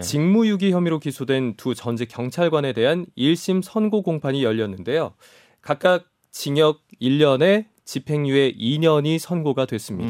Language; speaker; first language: Korean; native; Korean